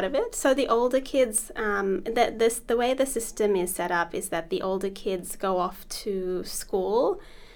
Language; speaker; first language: English; native; English